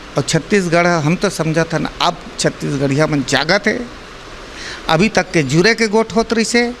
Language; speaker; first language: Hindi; non-native, local second language; Chhattisgarhi